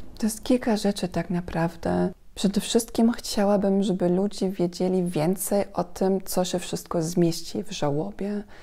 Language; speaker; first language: Polish; non-native, fluent; German